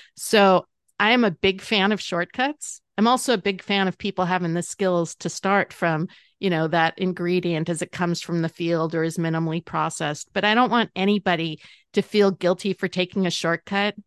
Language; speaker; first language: English; native; English